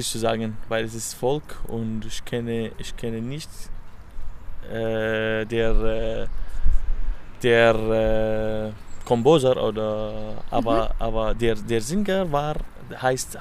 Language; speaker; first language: German; non-native, learner; Arabic